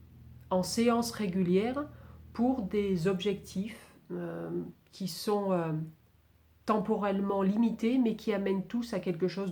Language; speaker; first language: French; native; French